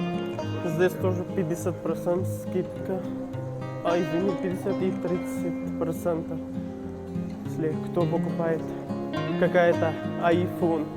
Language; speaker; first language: Russian; non-native, learner; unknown